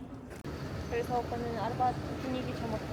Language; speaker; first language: Korean; non-native, learner; Russian